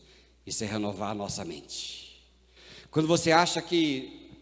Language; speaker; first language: Portuguese; native; Portuguese